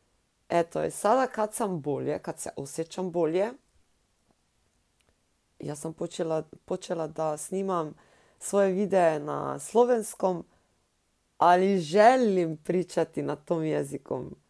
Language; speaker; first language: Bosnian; non-native, learner; Slovenian